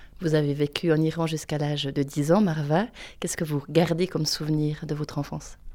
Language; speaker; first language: French; native; French